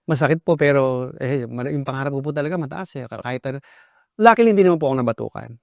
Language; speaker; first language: Filipino; native; Filipino